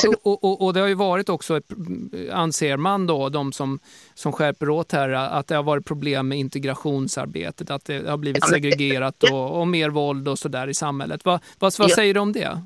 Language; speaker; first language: Swedish; native; Swedish